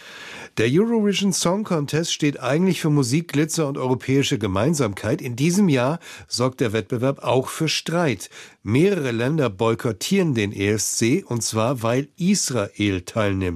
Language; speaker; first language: German; native; German